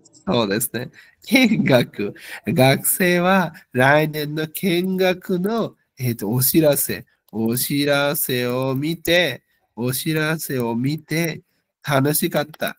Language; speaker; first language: Japanese; non-native, learner; Bangla